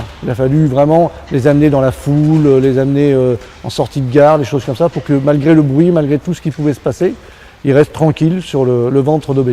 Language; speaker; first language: French; native; French